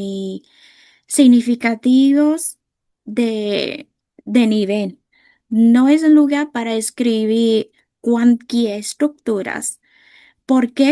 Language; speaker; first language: Spanish; non-native, fluent; Vietnamese